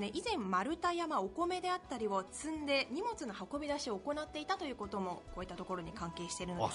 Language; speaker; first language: Japanese; native; Japanese